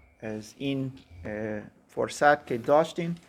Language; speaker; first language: Persian; non-native, learner; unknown